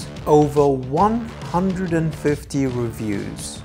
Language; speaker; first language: English; native; English